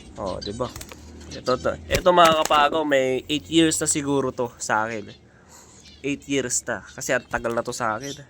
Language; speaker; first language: Filipino; non-native, local second language; Iloko